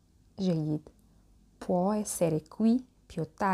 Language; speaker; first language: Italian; non-native, fluent; Arabic